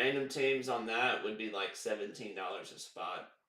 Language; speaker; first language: English; native; English